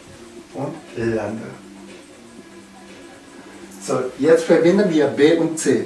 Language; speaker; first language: German; non-native, learner; Japanese